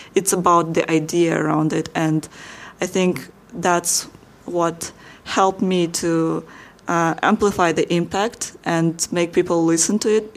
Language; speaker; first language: English; non-native, fluent; Russian